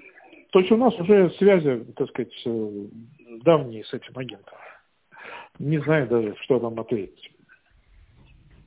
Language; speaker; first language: Russian; native; Russian